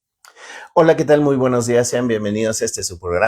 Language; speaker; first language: Spanish; native; Spanish